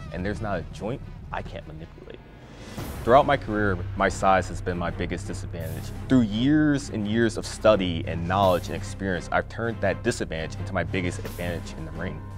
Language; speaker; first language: English; native; English